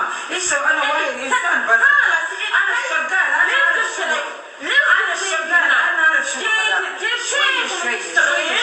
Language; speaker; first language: Arabic; non-native, learner; Hausa